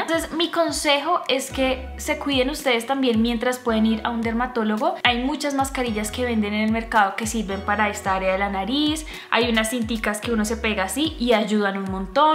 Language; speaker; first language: Spanish; native; Spanish